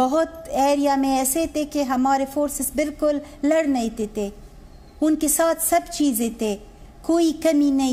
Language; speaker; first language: Hindi; non-native, learner; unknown